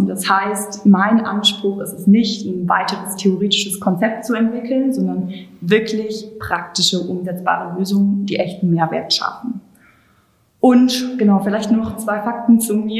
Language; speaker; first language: German; native; German